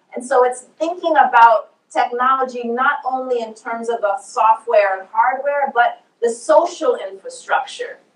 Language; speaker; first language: English; native; English